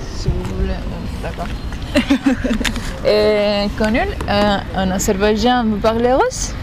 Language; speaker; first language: French; non-native, learner; Spanish